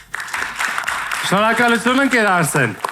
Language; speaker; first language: Armenian; native; Armenian